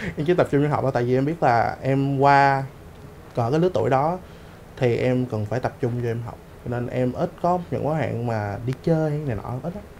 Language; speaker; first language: Vietnamese; early bilingual, other home language; English